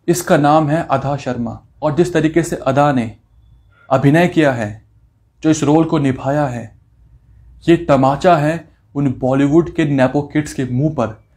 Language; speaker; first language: Hindi; native; Hindi